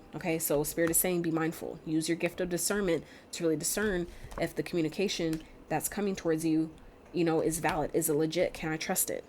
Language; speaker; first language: English; native; English